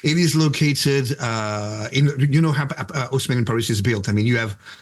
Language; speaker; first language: English; non-native, fluent; French